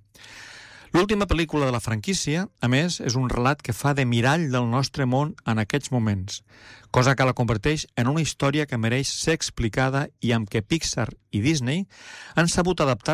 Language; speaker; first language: Catalan; native; Catalan